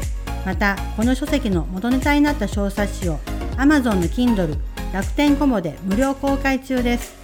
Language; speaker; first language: Japanese; native; Japanese